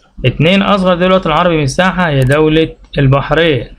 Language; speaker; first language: Arabic; native; Arabic